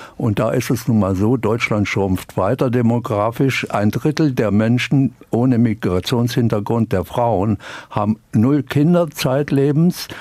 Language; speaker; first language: German; native; German